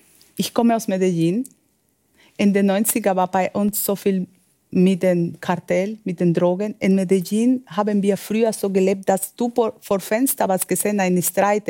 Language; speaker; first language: German; non-native, fluent; Spanish